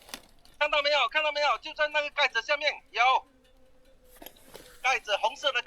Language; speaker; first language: Chinese; native; Chinese